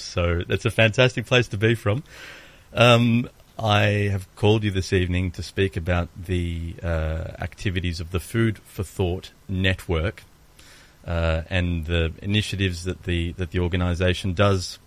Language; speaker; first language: English; early bilingual, other home language; Greek